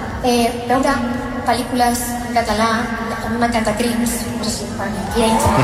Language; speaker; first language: Catalan; non-native, local second language; Spanish